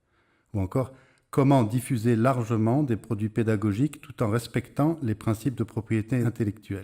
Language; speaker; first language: French; native; French